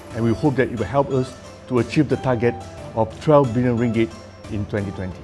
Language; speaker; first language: English; non-native, local second language; Chinese